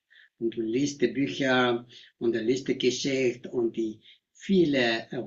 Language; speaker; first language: German; non-native, learner; Tibetan